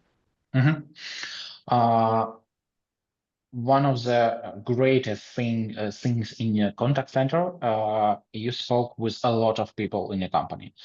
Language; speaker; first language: English; non-native, learner; Ukrainian